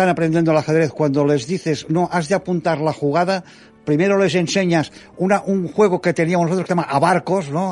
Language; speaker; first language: Spanish; non-native, local second language; Catalan